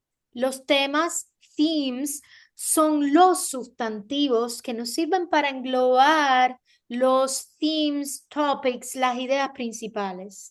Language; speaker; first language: Spanish; native; Spanish